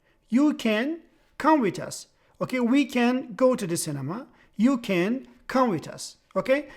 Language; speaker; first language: English; non-native, fluent; Turkish